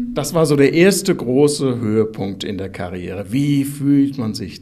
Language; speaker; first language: German; native; German